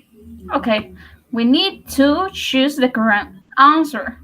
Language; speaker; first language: English; non-native, learner; Spanish